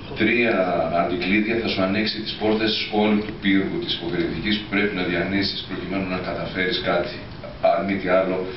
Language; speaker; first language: Greek; native; Greek